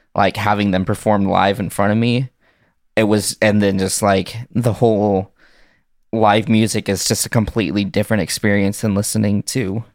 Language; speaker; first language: English; native; English